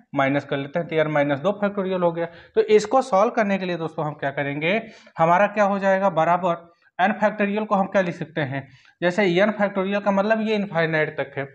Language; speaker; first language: Hindi; native; Hindi